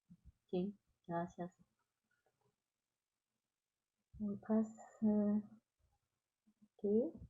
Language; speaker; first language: Spanish; non-native, learner; French